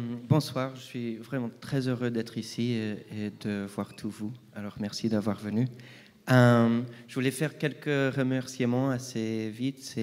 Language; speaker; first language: French; non-native, fluent; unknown